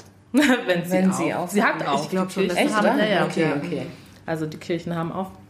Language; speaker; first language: German; native; German